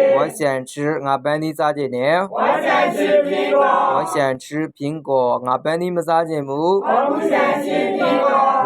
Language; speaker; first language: Chinese; non-native, fluent; Burmese